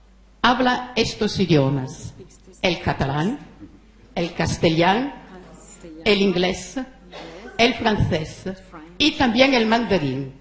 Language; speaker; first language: Spanish; non-native, fluent; Italian